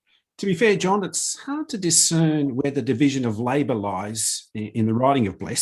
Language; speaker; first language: English; native; English